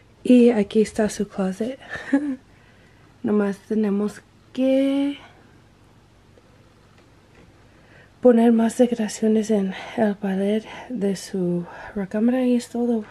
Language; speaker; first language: Spanish; early bilingual, heritage; Spanish